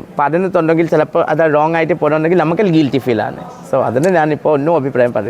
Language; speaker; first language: Malayalam; non-native, local second language; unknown